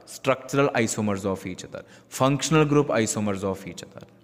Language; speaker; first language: English; non-native, local second language; Punjabi